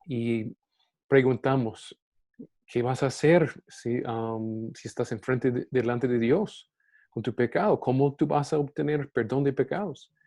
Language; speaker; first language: Spanish; non-native, fluent; English